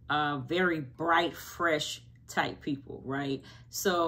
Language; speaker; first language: English; native; English